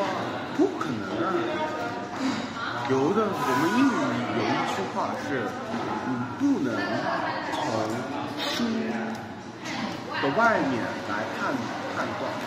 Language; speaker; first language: Chinese; non-native, fluent; English